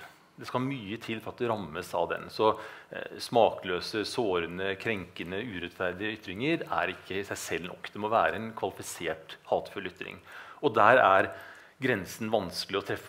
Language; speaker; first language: Norwegian; native; Norwegian